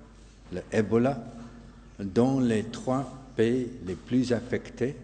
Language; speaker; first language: French; non-native, fluent; English